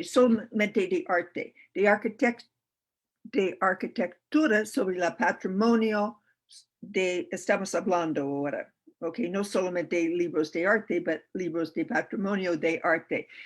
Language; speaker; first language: Spanish; non-native, learner; English